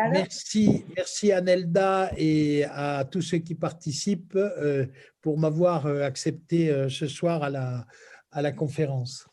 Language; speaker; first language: French; native; French